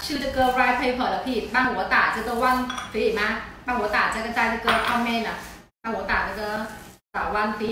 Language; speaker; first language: Chinese; non-native, fluent; Vietnamese